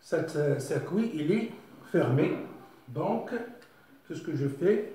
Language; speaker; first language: French; non-native, local second language; Arabic